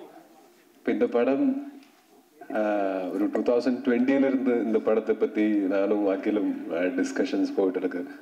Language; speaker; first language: Tamil; non-native, learner; Malayalam